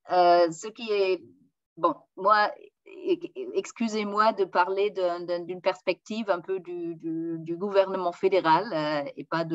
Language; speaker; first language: French; non-native, fluent; German